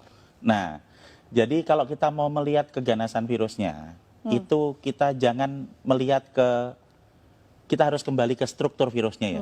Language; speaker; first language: Indonesian; native; Indonesian